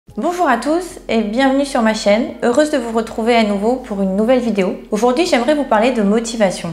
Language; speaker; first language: French; native; French